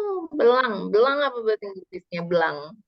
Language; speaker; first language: Indonesian; native; Indonesian